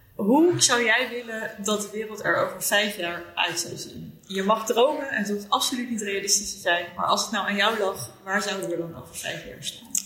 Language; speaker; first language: Dutch; native; Dutch